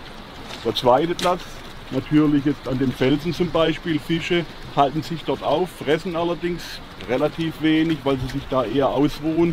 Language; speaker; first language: German; native; German